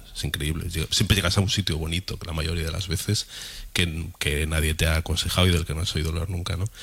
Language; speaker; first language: Spanish; native; Spanish